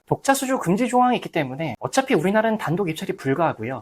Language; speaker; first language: Korean; native; Korean